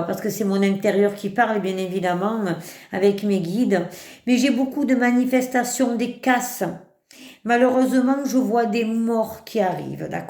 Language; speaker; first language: French; native; French